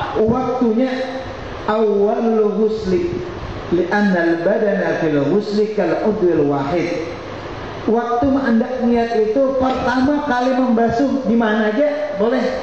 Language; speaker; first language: Malay; non-native, local second language; Banjar